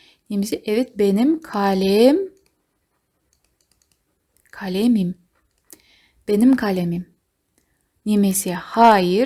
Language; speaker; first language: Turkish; non-native, fluent; Kazakh